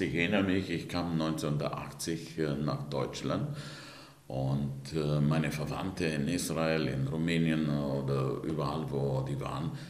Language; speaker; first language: German; non-native, fluent; Romanian